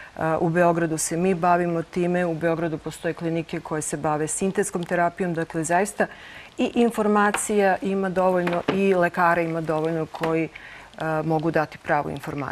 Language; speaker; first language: Croatian; native; Croatian